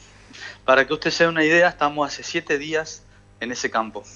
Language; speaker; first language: Spanish; native; Spanish